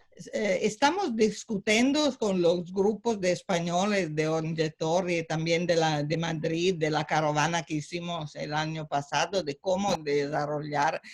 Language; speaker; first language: Spanish; non-native, fluent; Italian